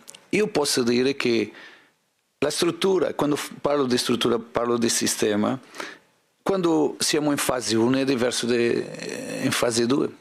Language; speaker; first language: Italian; non-native, fluent; Portuguese